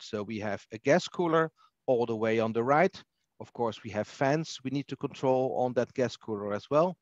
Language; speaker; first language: English; non-native, fluent; Dutch